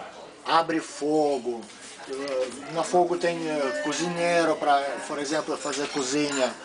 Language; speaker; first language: Portuguese; non-native, learner; Russian